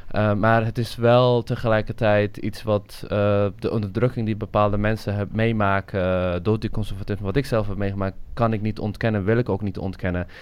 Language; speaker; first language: Dutch; early bilingual, other home language; Somali